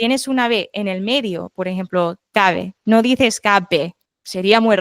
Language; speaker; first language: Spanish; non-native, fluent; English